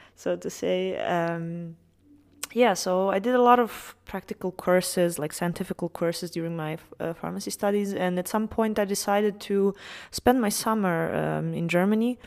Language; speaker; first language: English; non-native, fluent; Serbian